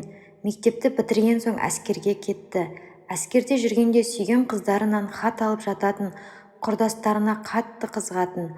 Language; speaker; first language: Kazakh; native; Kazakh